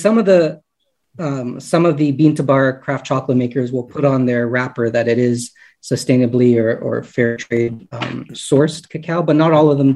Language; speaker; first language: English; native; English